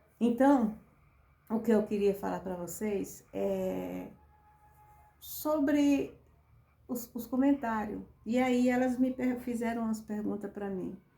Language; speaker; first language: Portuguese; native; Portuguese